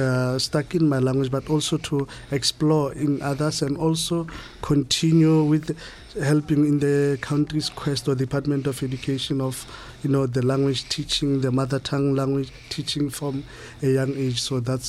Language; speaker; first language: English; non-native, local second language; Southern Sotho